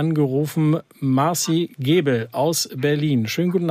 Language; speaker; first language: German; native; German